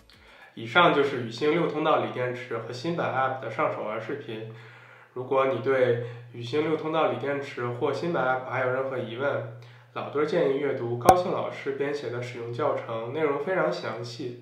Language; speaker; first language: Chinese; native; Chinese